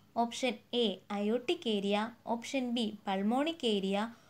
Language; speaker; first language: English; non-native, local second language; Malayalam